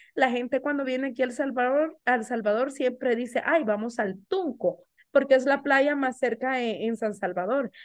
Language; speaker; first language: Spanish; native; Spanish